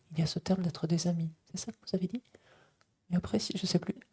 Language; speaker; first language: French; native; French